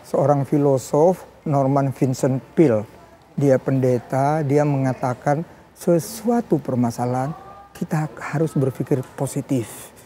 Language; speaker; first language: Indonesian; native; Indonesian